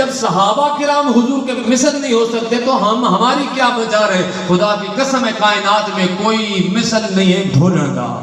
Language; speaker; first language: Urdu; non-native, local second language; Sindhi